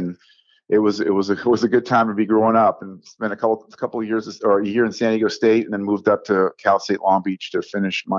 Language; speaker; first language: English; native; English